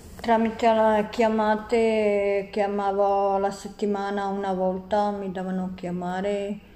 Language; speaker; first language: Italian; non-native, learner; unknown